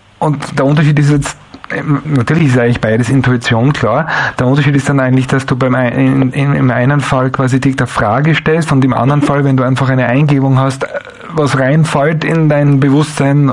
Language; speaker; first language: German; native; German